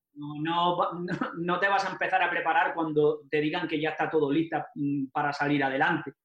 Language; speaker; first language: Spanish; native; Spanish